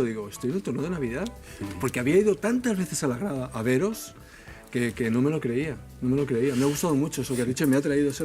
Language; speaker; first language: Spanish; native; Spanish